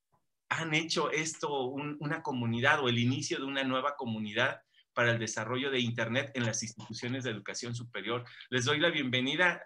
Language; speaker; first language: Spanish; native; Spanish